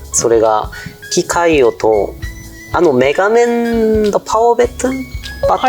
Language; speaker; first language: Japanese; non-native, fluent; Korean